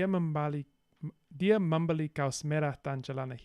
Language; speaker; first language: Indonesian; non-native, learner; English